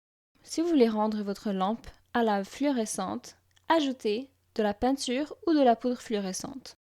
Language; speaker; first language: French; native; French